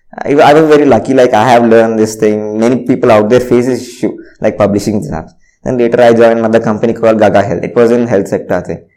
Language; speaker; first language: English; non-native, local second language; Telugu